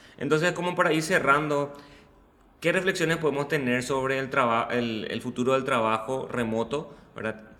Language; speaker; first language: Spanish; native; Spanish